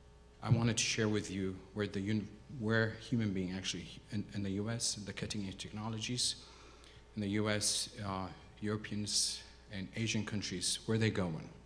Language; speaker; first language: English; non-native, local second language; Amharic